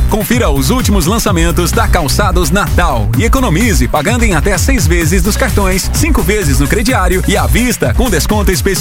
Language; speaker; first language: Portuguese; native; Portuguese